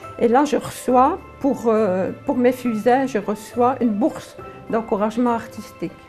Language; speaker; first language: French; early bilingual, other home language; Polish